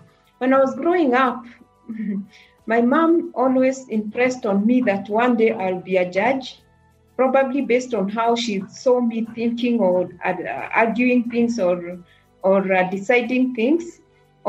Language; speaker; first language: English; non-native, local second language; Kikuyu